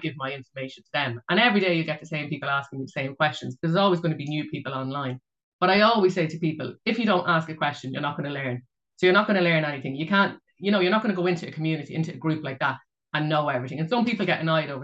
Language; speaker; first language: English; native; English